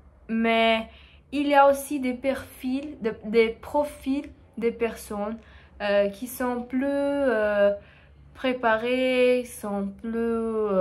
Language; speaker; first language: French; non-native, learner; Portuguese